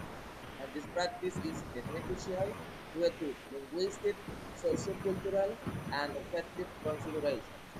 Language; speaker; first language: English; non-native, fluent; Spanish